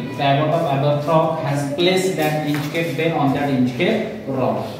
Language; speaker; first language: English; non-native, local second language; Marathi